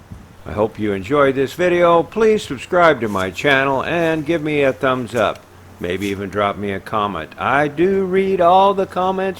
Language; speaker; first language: English; native; English